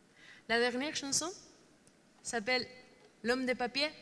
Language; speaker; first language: French; non-native, learner; Spanish